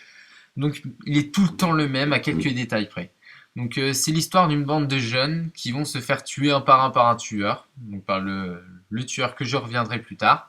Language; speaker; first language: French; native; French